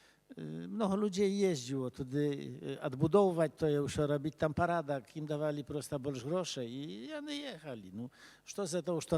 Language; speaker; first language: Polish; early bilingual, other home language; Belarusian